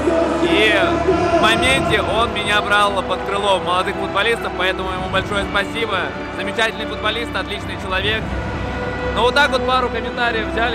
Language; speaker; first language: Russian; native; Russian